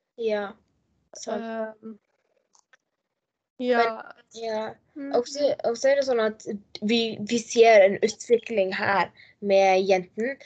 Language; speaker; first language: Norwegian; non-native, learner; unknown